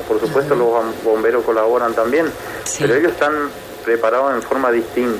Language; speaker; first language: Spanish; native; Spanish